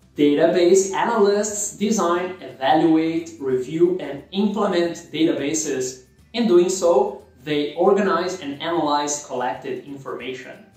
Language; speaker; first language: English; non-native, fluent; Portuguese